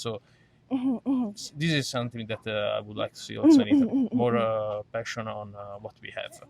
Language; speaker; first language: English; non-native, learner; Italian